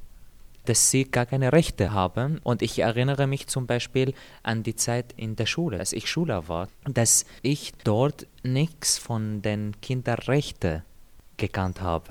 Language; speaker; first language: German; non-native, fluent; Arabic